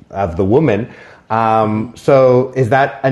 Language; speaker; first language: English; native; English